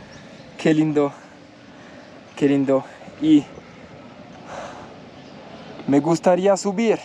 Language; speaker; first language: Spanish; non-native, learner; French